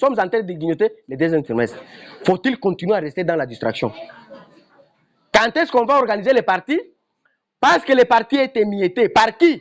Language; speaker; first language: French; non-native, local second language; Lingala